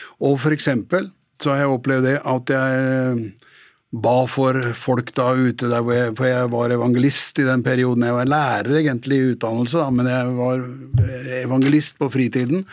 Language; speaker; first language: Norwegian; native; Norwegian